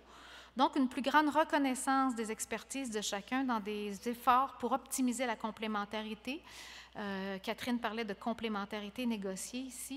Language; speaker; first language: French; native; French